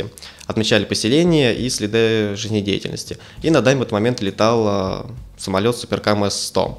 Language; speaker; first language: Russian; native; Russian